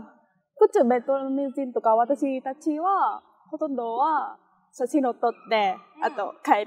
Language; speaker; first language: Japanese; non-native, fluent; Vietnamese